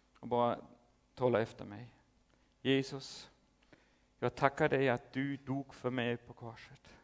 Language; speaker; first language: Swedish; non-native, fluent; German